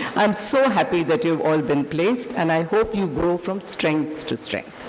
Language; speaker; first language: English; non-native, local second language; Hindi